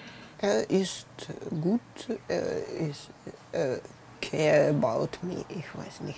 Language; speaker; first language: German; non-native, learner; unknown